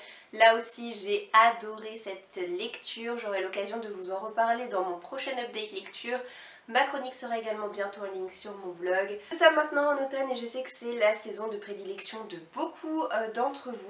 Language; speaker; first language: French; native; French